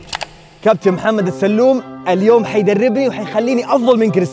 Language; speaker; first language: Arabic; native; Arabic